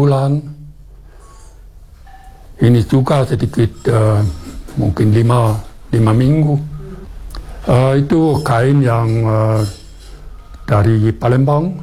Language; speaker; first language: Indonesian; non-native, fluent; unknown